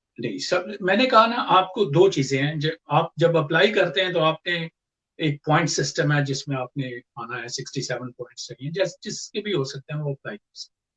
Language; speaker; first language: Urdu; non-native, local second language; Punjabi